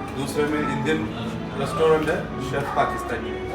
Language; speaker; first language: Hindi; non-native, local second language; Malayalam